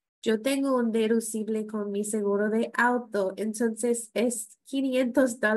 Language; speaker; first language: Spanish; non-native, fluent; English